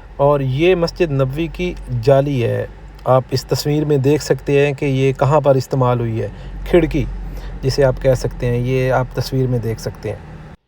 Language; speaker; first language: Urdu; non-native, local second language; Punjabi